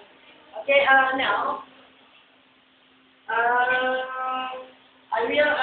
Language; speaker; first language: English; non-native, learner; Indonesian